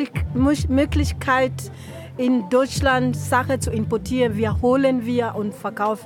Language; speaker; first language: German; non-native, learner; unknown